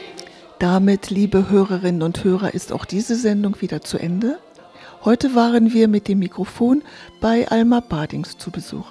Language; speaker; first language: German; native; German